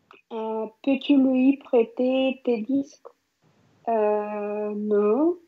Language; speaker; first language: French; non-native, learner; Russian